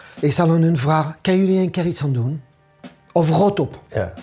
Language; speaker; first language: Dutch; non-native, fluent; French